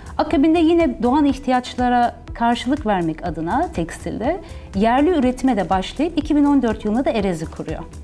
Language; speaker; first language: Turkish; early bilingual, heritage; Turkish